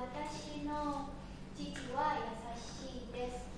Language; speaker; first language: Japanese; non-native, learner; Indonesian